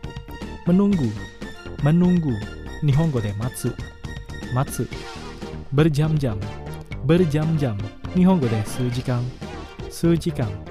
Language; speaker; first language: Japanese; non-native, fluent; Indonesian